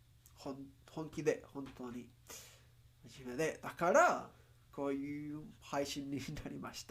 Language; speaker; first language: Japanese; non-native, learner; Spanish